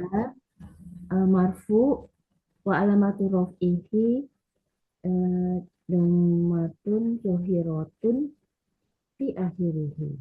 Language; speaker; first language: Arabic; non-native, learner; Indonesian